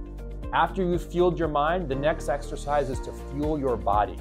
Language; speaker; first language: English; native; English